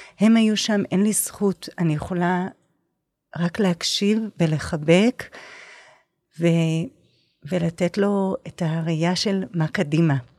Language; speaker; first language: Hebrew; native; Hebrew